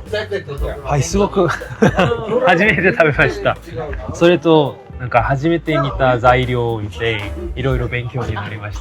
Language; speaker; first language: Japanese; non-native, fluent; Korean